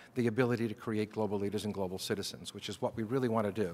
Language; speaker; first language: English; native; English